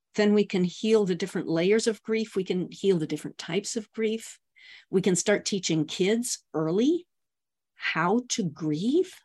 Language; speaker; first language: English; native; English